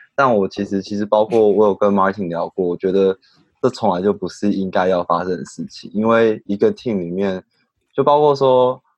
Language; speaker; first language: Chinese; native; Chinese